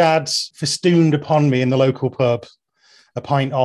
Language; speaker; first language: English; native; English